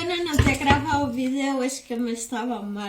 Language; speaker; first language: Spanish; native; Spanish